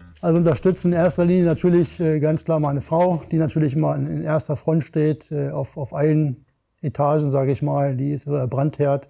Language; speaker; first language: German; native; German